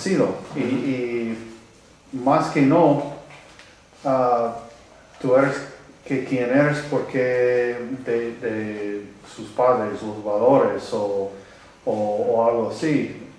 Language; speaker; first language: Spanish; non-native, learner; English